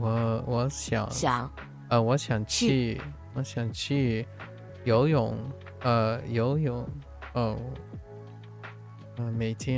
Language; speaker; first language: Chinese; non-native, learner; English